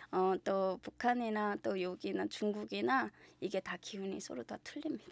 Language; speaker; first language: Korean; native; Korean